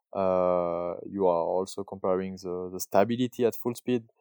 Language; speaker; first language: English; non-native, learner; French